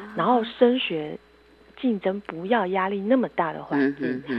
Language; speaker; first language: Chinese; native; Chinese